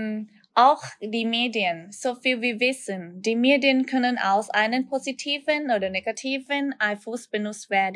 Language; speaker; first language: German; non-native, learner; Thai